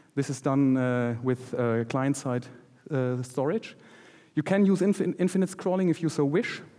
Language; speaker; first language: English; non-native, fluent; German